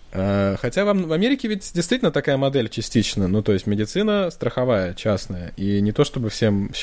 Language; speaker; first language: Russian; native; Russian